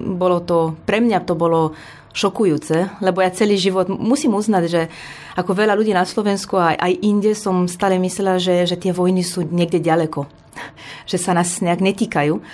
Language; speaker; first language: Slovak; non-native, fluent; Romanian